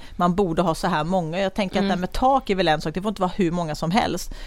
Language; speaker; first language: Swedish; native; Swedish